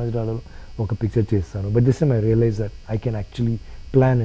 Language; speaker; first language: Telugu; non-native, local second language; Tamil